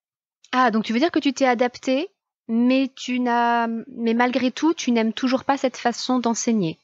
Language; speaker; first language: French; native; French